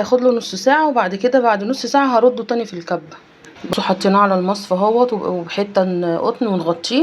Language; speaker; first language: Arabic; native; Arabic